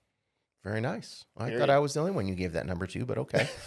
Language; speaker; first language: English; native; English